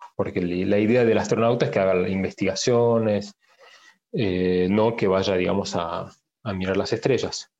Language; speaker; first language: Spanish; early bilingual, heritage; Spanish